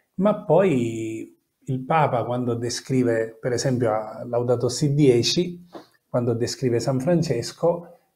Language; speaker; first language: Italian; native; Italian